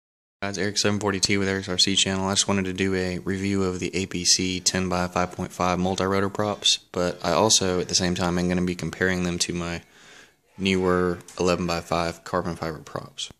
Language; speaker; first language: English; native; English